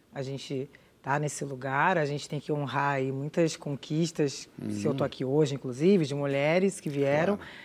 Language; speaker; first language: Portuguese; native; Portuguese